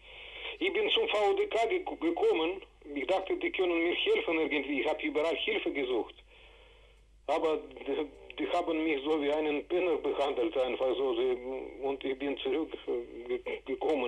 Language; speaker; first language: German; non-native, fluent; Russian